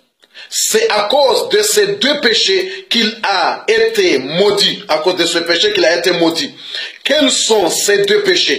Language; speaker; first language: French; non-native, learner; Comorian